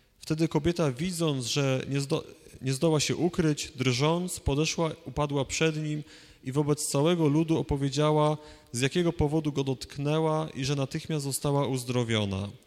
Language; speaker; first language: Polish; native; Polish